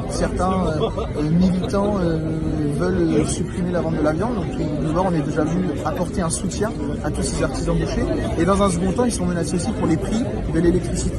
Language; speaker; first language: French; native; French